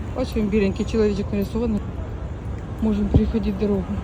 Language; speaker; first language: Russian; native; Russian